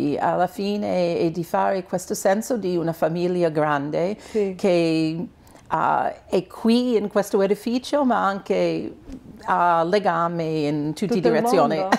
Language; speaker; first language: Italian; non-native, fluent; English